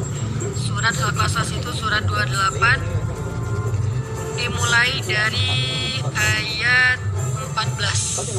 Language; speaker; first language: Indonesian; native; Indonesian